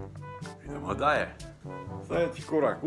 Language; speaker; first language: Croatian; non-native, local second language; Hungarian